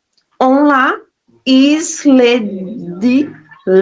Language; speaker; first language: Turkish; non-native, learner; Portuguese